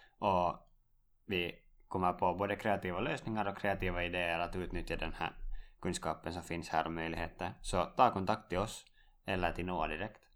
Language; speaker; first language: Swedish; native; Swedish